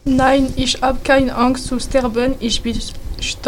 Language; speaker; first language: German; non-native, learner; French